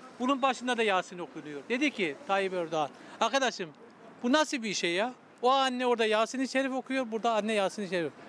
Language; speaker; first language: Turkish; native; Turkish